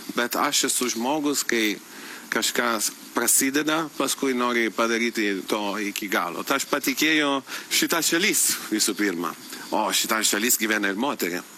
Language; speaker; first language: Lithuanian; non-native, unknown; Italian